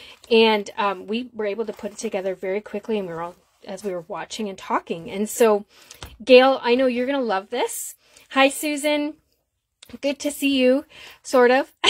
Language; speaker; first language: English; native; English